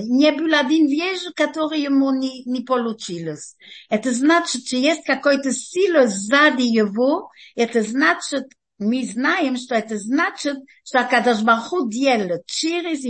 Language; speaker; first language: Russian; early bilingual, heritage; Russian